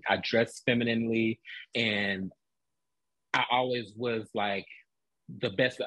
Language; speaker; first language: English; native; English